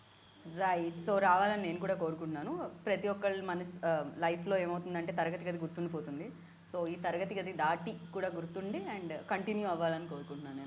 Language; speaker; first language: Telugu; native; Telugu